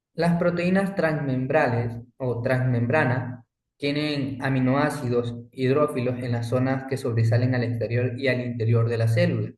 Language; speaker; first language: Spanish; native; Spanish